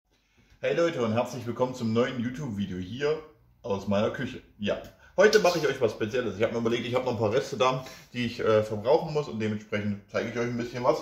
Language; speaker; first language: German; native; German